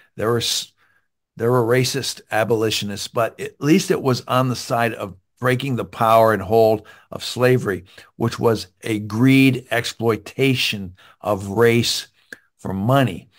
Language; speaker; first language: English; native; English